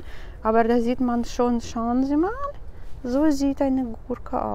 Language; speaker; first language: German; non-native, fluent; Russian